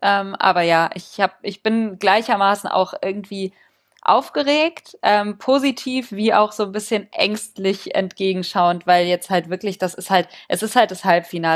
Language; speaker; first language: German; native; German